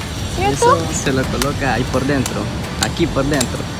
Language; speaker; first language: Spanish; native; Spanish